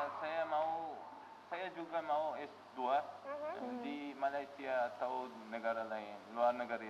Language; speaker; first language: Indonesian; non-native, learner; Uzbek